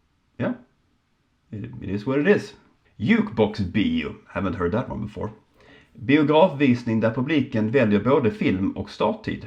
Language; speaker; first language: Swedish; native; Swedish